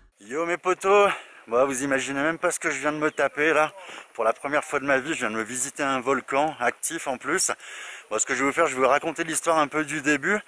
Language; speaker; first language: French; native; French